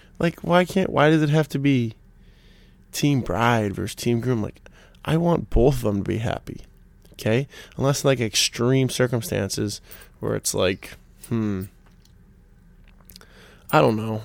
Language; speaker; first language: English; native; English